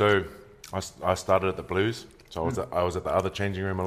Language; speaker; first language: English; native; English